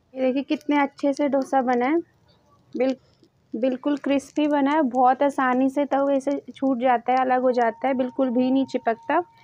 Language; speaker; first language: Hindi; native; Hindi